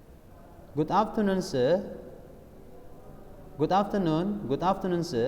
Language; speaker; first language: English; non-native, learner; Indonesian